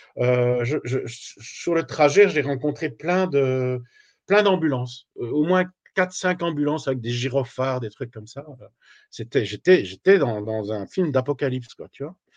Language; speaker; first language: French; native; French